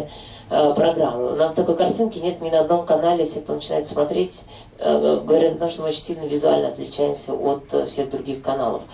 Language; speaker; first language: Russian; native; Russian